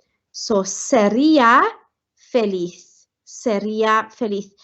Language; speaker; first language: Spanish; non-native, fluent; Welsh